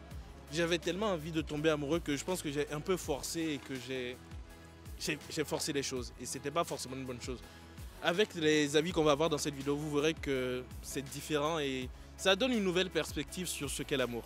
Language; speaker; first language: French; native; French